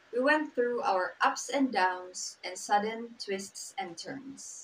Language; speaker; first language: English; non-native, local second language; Cebuano